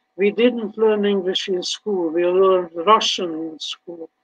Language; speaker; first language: English; early bilingual, other home language; Hungarian